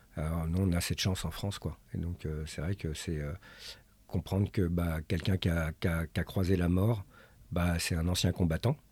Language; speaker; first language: French; early bilingual, other home language; Arabic